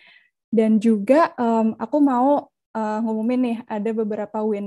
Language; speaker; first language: Indonesian; native; Indonesian